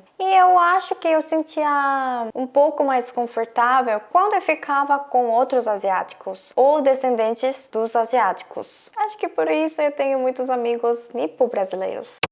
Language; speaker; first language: Portuguese; non-native, fluent; Korean